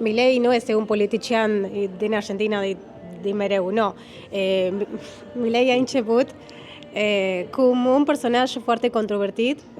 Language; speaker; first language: Romanian; non-native, learner; Spanish